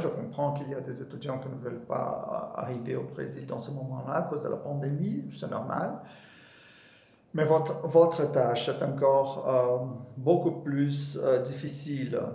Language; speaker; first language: French; non-native, fluent; Portuguese